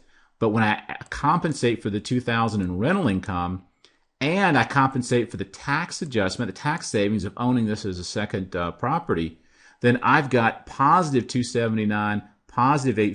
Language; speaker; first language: English; native; English